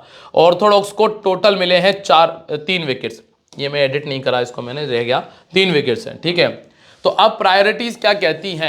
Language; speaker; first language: Hindi; native; Hindi